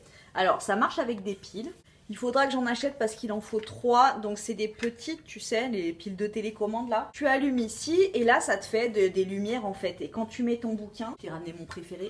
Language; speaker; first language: French; native; French